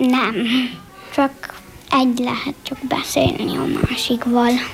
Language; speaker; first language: Hungarian; non-native, local second language; Slovenian